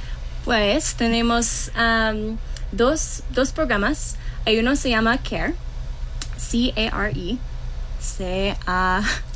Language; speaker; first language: Spanish; non-native, learner; English